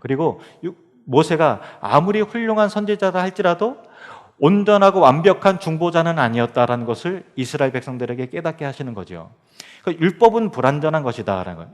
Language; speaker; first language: Korean; native; Korean